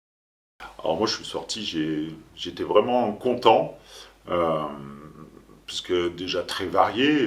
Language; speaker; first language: French; native; French